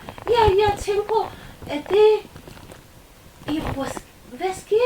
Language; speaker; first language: Danish; non-native, learner; Chinese